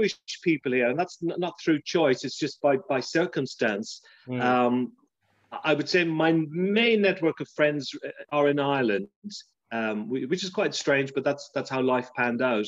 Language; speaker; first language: English; native; English